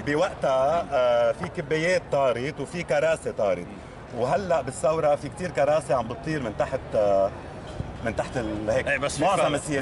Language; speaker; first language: Arabic; native; Arabic